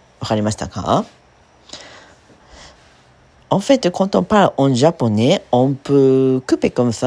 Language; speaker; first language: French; non-native, fluent; Japanese